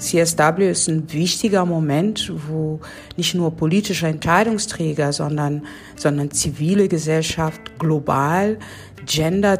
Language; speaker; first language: German; non-native, fluent; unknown